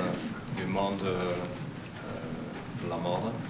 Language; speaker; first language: French; non-native, learner; Dutch